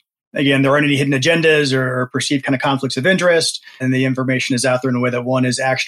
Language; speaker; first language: English; native; English